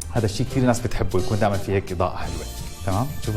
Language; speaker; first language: Arabic; native; Arabic